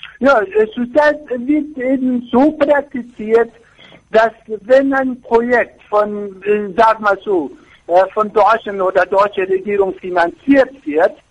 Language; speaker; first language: German; non-native, fluent; Persian